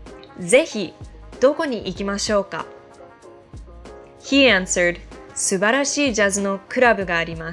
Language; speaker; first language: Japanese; non-native, fluent; English